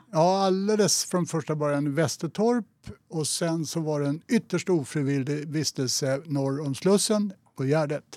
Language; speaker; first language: Swedish; native; Swedish